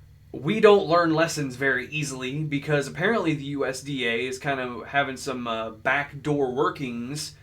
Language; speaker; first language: English; native; English